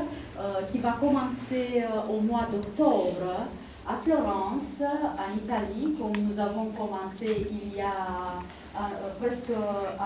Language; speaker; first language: French; non-native, fluent; Italian